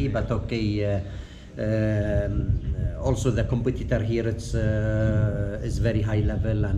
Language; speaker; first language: English; non-native, fluent; Arabic